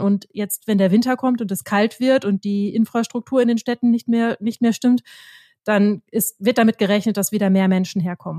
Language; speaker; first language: German; native; German